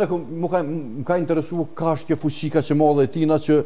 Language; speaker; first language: Albanian; native; Albanian